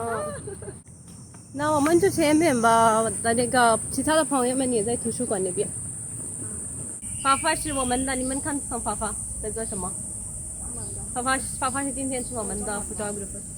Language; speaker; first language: Chinese; non-native, learner; Urdu